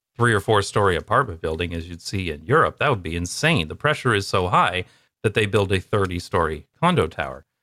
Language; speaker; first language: English; native; English